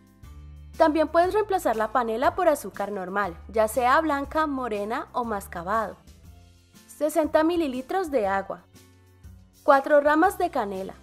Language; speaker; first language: Spanish; native; Spanish